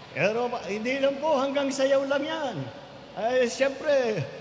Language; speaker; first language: Filipino; non-native, local second language; Iloko